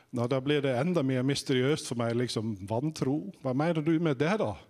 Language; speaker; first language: Norwegian; non-native, fluent; Dutch